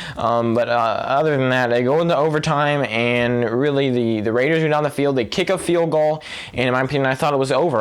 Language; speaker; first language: English; native; English